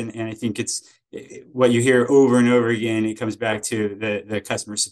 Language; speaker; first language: English; native; English